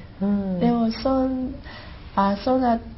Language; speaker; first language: Japanese; non-native, learner; Chinese